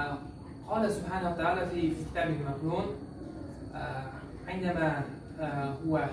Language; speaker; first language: Arabic; non-native, learner; Uzbek